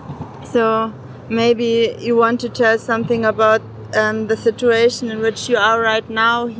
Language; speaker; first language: English; non-native, fluent; German